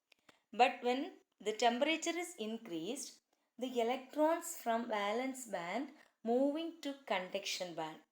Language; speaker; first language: English; non-native, local second language; Tamil